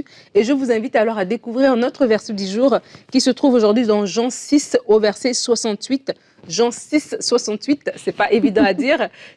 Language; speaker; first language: French; native; French